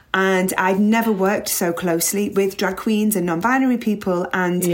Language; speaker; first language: English; native; English